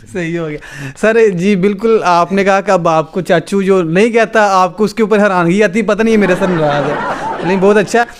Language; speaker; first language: Urdu; non-native, local second language; Punjabi